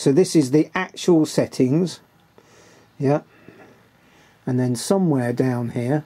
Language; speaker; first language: English; native; English